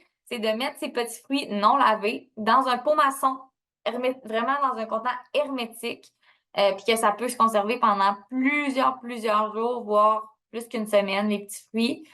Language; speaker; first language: French; native; French